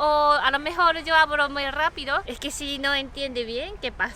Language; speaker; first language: Spanish; non-native, fluent; Japanese